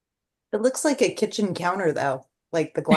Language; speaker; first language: English; native; English